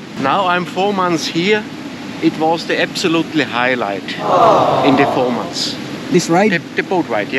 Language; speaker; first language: English; non-native, learner; German